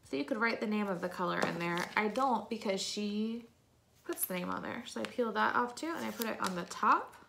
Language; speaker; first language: English; native; English